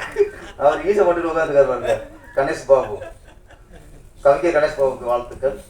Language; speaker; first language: Tamil; native; Tamil